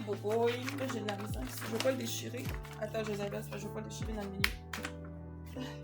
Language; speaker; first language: French; native; French